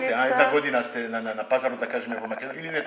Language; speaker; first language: Macedonian; non-native, fluent; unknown